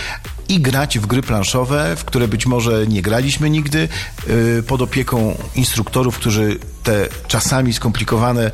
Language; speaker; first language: Polish; native; Polish